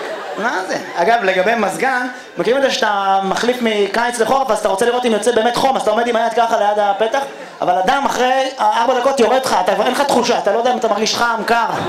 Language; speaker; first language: Hebrew; native; Hebrew